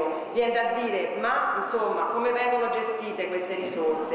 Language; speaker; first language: Italian; native; Italian